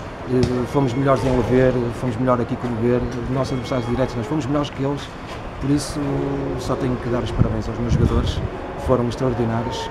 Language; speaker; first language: Portuguese; native; Portuguese